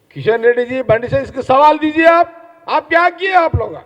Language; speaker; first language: Hindi; non-native, local second language; Telugu